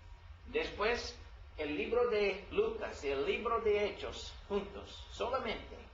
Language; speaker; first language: Spanish; non-native, learner; English